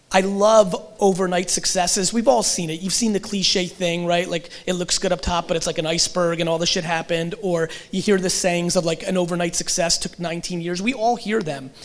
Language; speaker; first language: English; early bilingual, other home language; Russian